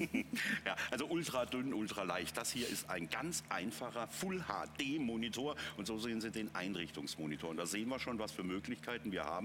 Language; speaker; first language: German; native; German